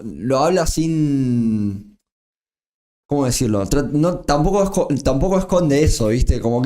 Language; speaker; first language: Spanish; native; Spanish